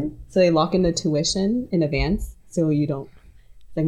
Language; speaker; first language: English; non-native, local second language; Cantonese